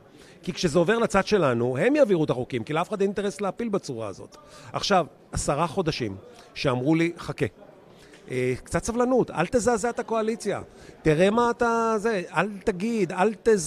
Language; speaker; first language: Hebrew; native; Hebrew